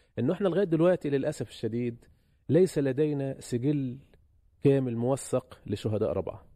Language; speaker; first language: Arabic; native; Arabic